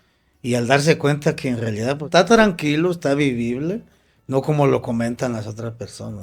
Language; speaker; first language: Spanish; native; Spanish